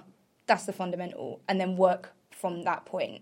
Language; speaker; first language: English; native; English